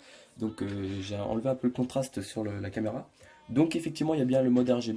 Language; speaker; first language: French; native; French